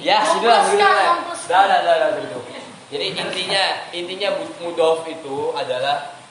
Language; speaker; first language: Indonesian; native; Indonesian